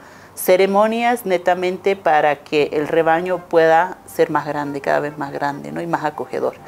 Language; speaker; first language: Spanish; non-native, local second language; Aymara